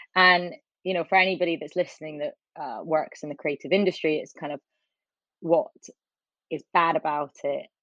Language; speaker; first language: English; native; English